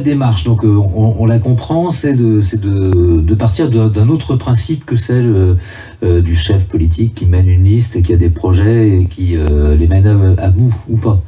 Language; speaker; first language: French; native; French